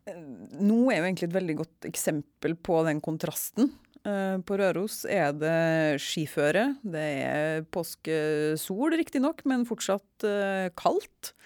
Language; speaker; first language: Norwegian; native; Norwegian